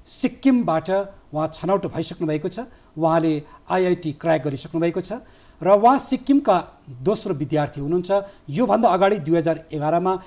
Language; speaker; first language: Nepali; native; Nepali